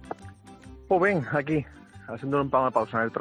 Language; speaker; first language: Spanish; native; Spanish